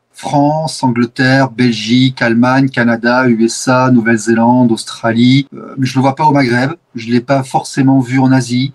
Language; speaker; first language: French; native; French